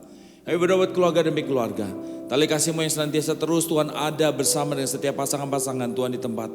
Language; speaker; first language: Indonesian; native; Indonesian